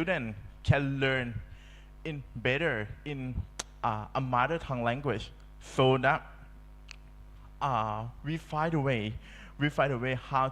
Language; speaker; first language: English; non-native, learner; Thai